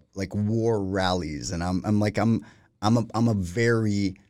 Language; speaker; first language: English; non-native, fluent; Spanish